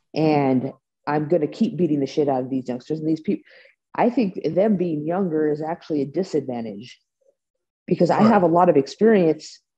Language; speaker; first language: English; native; English